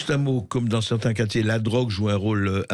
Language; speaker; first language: French; native; French